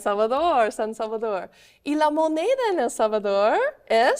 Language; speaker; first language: Spanish; non-native, fluent; English